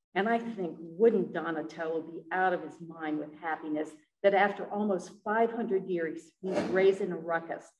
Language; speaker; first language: English; native; English